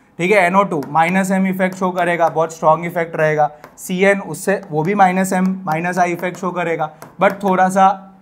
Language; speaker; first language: Hindi; non-native, local second language; Gujarati